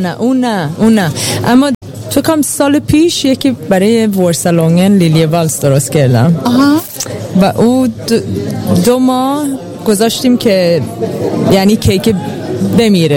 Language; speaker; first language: Persian; early bilingual, heritage; Persian